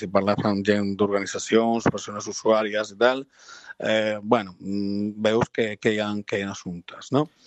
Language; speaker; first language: Catalan; non-native, local second language; Spanish